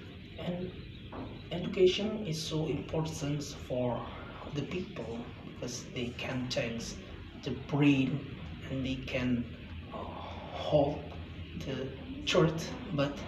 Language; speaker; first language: English; non-native, learner; Indonesian